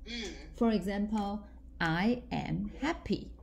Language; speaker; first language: English; non-native, fluent; Chinese